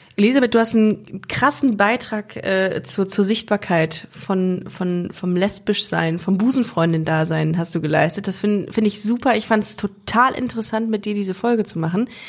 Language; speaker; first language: German; native; German